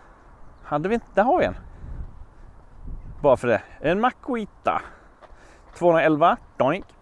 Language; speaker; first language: Swedish; native; Swedish